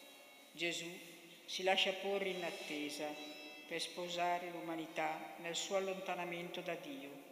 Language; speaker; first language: Italian; native; Italian